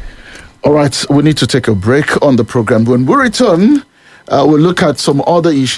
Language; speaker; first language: English; non-native, local second language; Yoruba